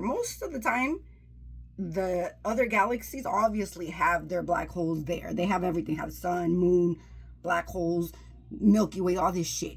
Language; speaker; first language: English; native; English